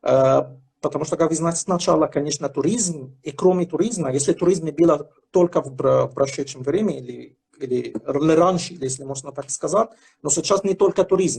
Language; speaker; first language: Russian; non-native, fluent; Arabic